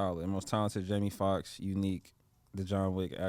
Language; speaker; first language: English; native; English